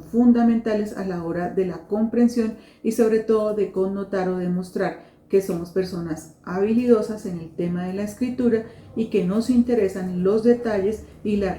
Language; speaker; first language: Spanish; native; Spanish